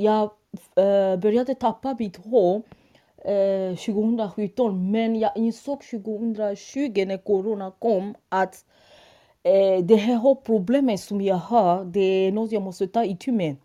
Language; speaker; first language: Swedish; non-native, fluent; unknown